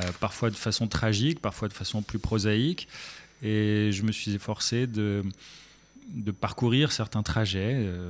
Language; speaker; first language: French; early bilingual, other home language; German